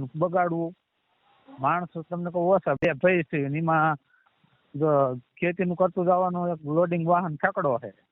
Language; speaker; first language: Gujarati; native; Gujarati